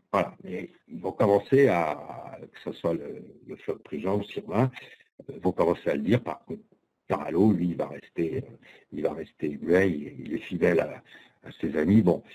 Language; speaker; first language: French; native; French